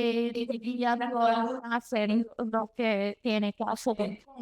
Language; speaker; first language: Spanish; non-native, learner; Portuguese